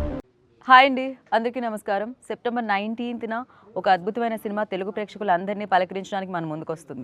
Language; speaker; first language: Telugu; native; Telugu